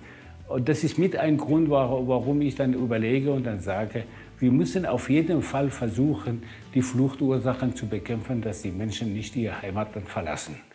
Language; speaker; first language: German; early bilingual, other home language; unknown